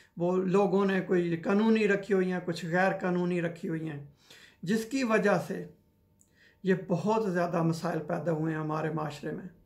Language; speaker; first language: Urdu; non-native, local second language; Punjabi